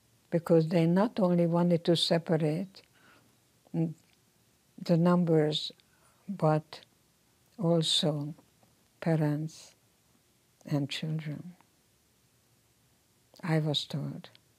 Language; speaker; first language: English; non-native, fluent; Hungarian